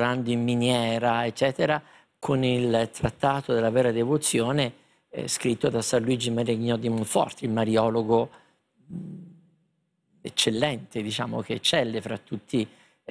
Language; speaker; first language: Italian; native; Italian